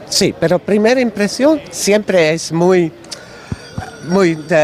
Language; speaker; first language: Spanish; non-native, learner; Dutch